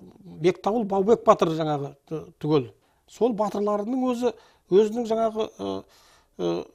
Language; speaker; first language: Kazakh; native; Kazakh